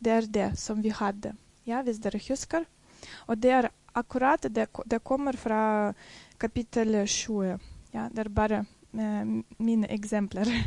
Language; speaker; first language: Norwegian; non-native, fluent; Russian